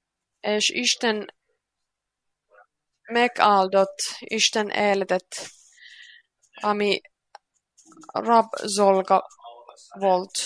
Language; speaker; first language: Hungarian; non-native, learner; Finnish